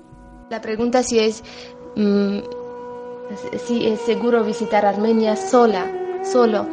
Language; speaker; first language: Spanish; non-native, fluent; Armenian